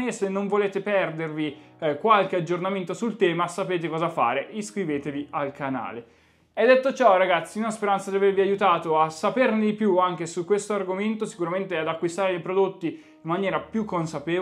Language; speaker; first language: Italian; native; Italian